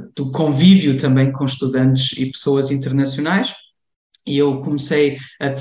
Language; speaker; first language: Portuguese; early bilingual, heritage; German